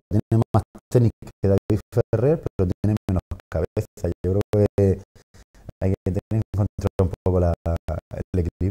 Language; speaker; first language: Spanish; native; Spanish